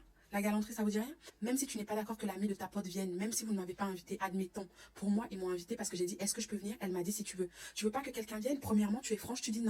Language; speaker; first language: French; native; French